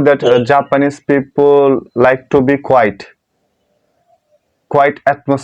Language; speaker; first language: English; non-native, learner; Bangla